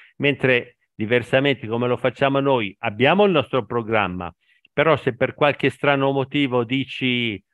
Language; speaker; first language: Italian; native; Italian